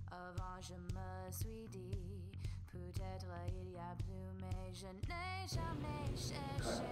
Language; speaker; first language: French; non-native, learner; English